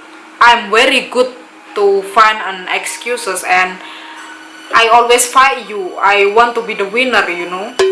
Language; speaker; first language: English; non-native, local second language; Indonesian